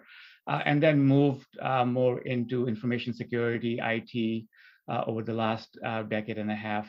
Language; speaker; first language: English; non-native, local second language; Urdu